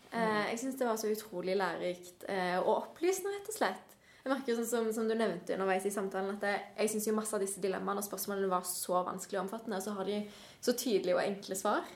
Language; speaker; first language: Norwegian; native; Norwegian